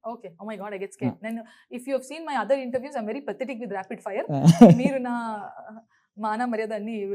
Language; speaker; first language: Telugu; non-native, learner; Kannada